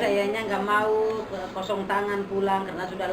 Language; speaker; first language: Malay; non-native, local second language; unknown